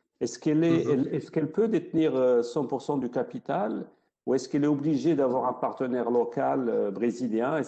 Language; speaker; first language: French; non-native, local second language; Arabic